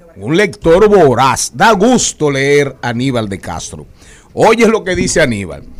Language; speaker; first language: Spanish; native; Spanish